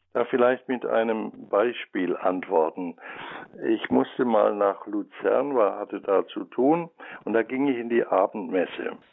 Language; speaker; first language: German; native; German